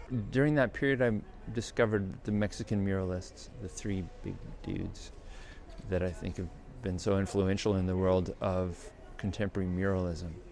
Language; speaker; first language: English; native; English